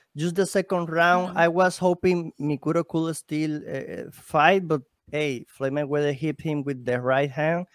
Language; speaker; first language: English; non-native, learner; Spanish